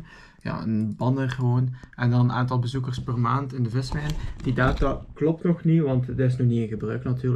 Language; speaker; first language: Dutch; native; Dutch